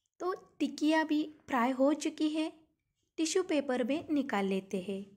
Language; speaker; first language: Hindi; non-native, local second language; Marathi